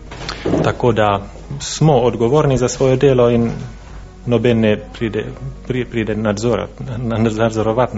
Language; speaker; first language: Slovenian; non-native, fluent; Finnish